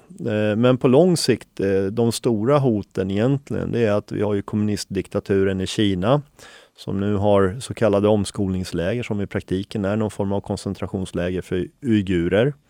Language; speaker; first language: Swedish; early bilingual, other home language; Finnish